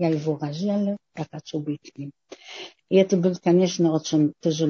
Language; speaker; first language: Russian; non-native, fluent; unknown